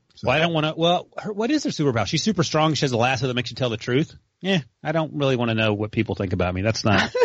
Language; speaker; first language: English; native; English